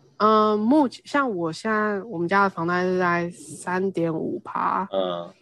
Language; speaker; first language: Chinese; native; Chinese